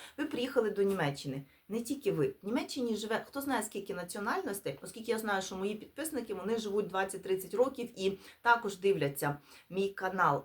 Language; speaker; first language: Ukrainian; non-native, local second language; Russian